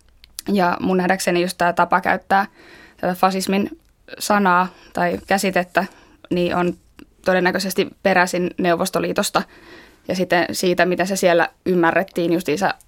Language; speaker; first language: Finnish; native; Finnish